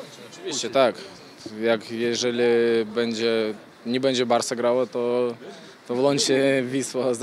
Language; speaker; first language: Polish; non-native, fluent; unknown